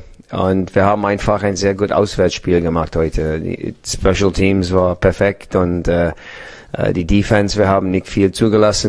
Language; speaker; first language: German; non-native, fluent; English